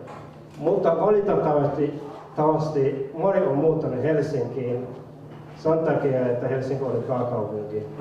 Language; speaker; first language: Finnish; non-native, fluent; Somali